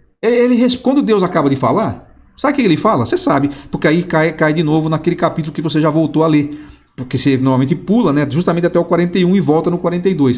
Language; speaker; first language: Portuguese; native; Portuguese